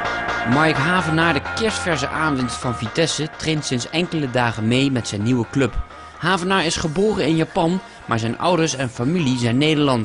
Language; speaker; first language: Dutch; native; Dutch